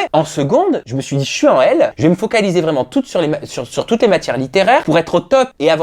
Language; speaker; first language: French; native; French